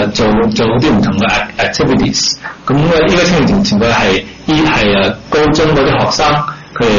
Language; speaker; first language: Chinese; early bilingual, heritage; Cantonese